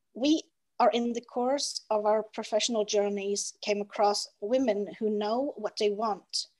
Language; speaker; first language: English; non-native, fluent; Norwegian